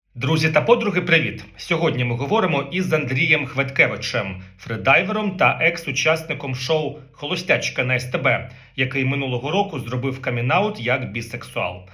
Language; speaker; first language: Ukrainian; native; Ukrainian